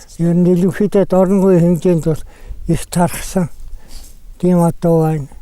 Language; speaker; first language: Mongolian; native; Mongolian